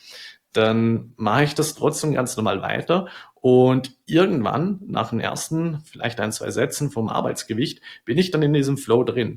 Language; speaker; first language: German; native; German